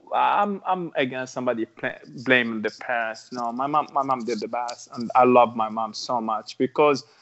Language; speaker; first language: English; non-native, learner; Arabic